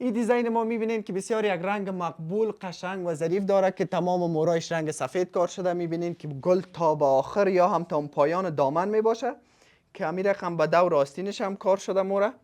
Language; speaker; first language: Persian; native; Persian